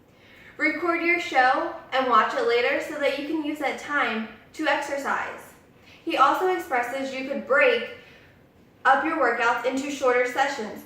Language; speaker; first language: English; native; English